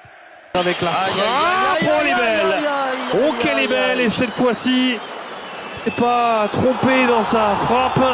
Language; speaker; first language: French; native; French